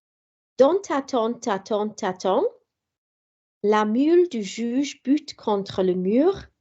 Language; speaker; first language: French; non-native, fluent; English